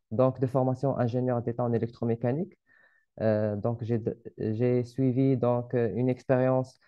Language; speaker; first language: French; non-native, local second language; Arabic